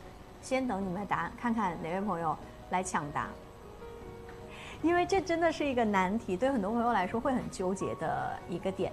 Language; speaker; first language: Chinese; native; Chinese